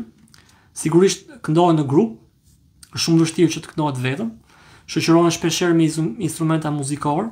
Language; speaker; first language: Albanian; native; Albanian